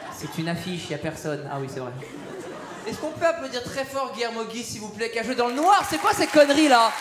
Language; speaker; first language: French; early bilingual, other home language; Persian